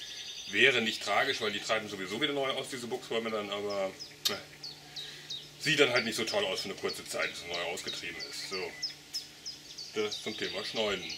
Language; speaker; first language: German; native; German